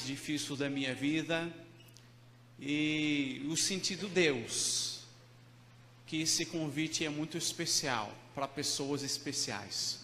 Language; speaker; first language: Portuguese; non-native, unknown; Arabic